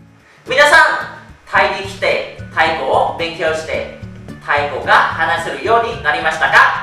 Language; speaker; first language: Japanese; non-native, fluent; Thai